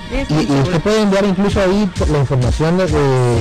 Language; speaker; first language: Spanish; native; Spanish